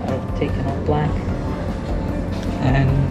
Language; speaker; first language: English; native; English